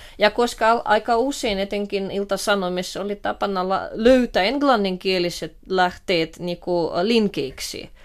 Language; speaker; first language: Finnish; non-native, fluent; Russian